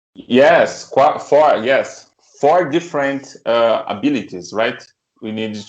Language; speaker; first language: English; non-native, learner; Portuguese